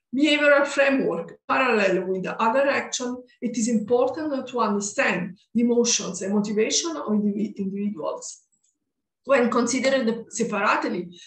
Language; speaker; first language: English; non-native, learner; Italian